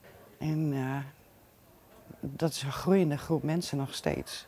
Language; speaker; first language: Dutch; native; Dutch